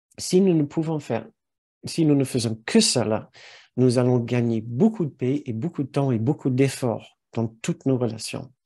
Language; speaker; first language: French; non-native, fluent; English